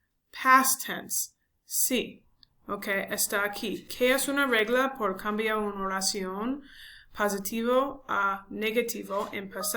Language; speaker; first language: Spanish; non-native, learner; English